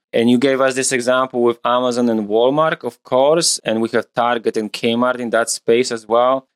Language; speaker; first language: English; non-native, fluent; Polish